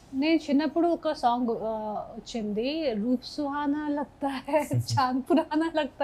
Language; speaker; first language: Telugu; non-native, local second language; Hindi